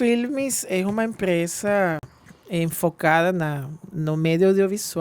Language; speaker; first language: Portuguese; non-native, fluent; Spanish